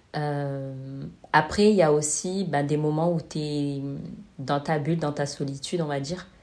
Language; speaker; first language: French; native; French